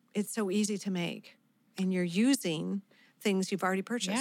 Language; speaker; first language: English; native; English